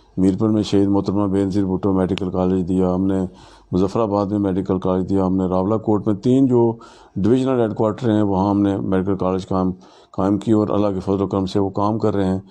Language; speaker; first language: Urdu; non-native, local second language; Pahari-Potwari